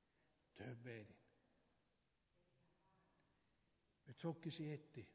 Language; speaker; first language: Turkish; non-native, fluent; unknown